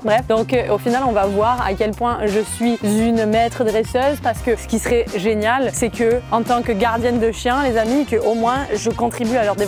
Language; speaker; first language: French; native; French